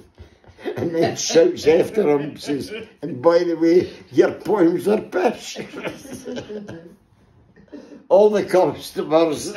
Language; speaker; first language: English; native; English